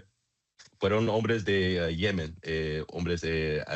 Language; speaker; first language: Spanish; non-native, learner; English